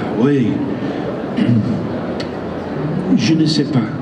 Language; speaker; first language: French; non-native, learner; English